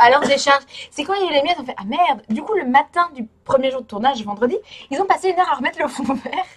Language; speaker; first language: French; native; French